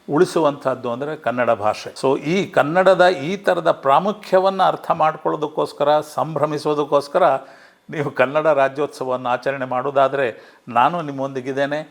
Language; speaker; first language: Kannada; non-native, local second language; Urdu